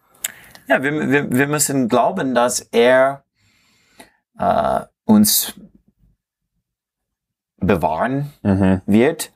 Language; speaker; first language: German; non-native, fluent; English